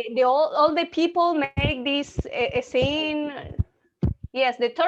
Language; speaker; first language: English; non-native, learner; Spanish